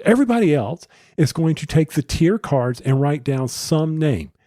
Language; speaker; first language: English; native; English